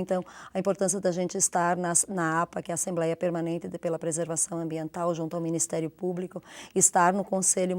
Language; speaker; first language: Portuguese; native; Portuguese